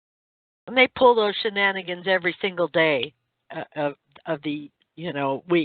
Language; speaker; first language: English; native; English